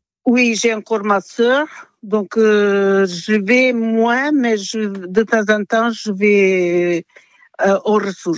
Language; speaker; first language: French; non-native, fluent; Portuguese